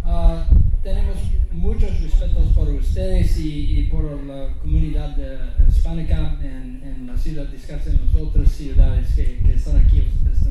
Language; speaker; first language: Spanish; non-native, learner; English